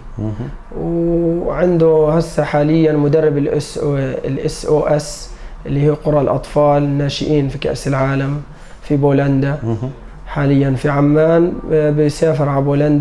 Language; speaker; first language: Arabic; native; Arabic